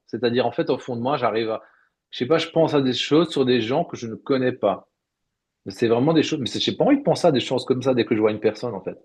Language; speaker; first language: French; native; French